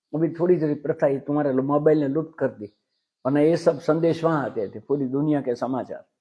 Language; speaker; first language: Hindi; non-native, local second language; Gujarati